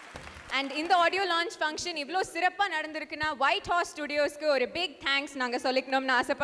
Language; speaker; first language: Tamil; native; Tamil